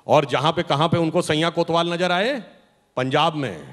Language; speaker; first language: Hindi; native; Hindi